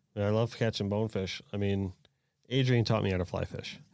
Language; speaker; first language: English; native; English